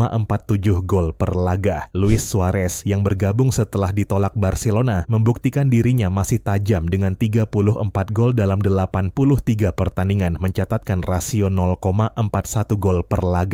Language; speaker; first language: Indonesian; native; Indonesian